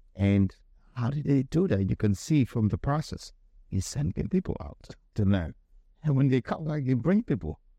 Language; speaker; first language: English; non-native, local second language; Akan